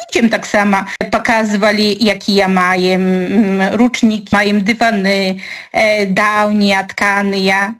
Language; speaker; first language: Belarusian; native; Belarusian